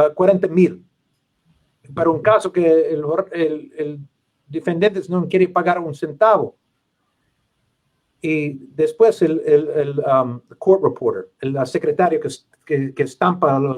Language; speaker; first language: Spanish; non-native, learner; English